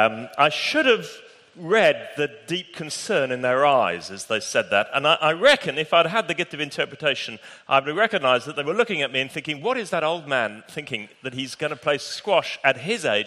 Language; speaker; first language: English; native; English